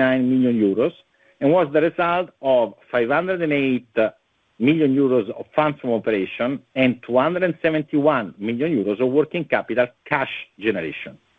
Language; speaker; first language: English; non-native, fluent; Italian